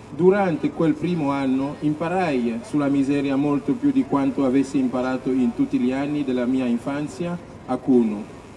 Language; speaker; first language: Italian; native; Italian